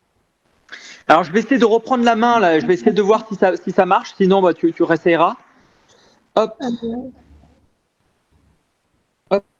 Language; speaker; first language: French; native; French